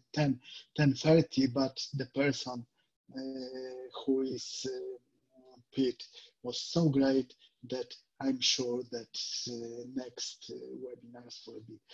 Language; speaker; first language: English; non-native, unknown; Polish